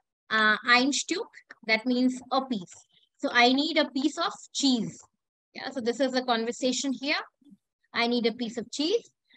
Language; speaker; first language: English; non-native, local second language; Hindi